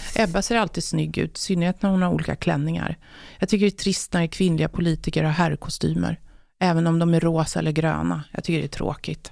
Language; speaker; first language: Swedish; native; Swedish